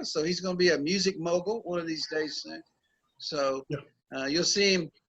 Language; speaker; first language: English; native; English